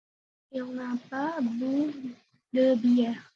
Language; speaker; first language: French; non-native, learner; Indonesian